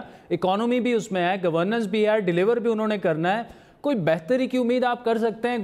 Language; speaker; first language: Urdu; native; Urdu